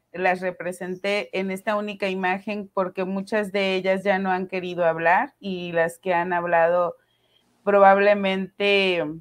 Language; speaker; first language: Spanish; native; Spanish